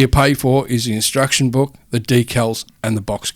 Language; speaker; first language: English; native; English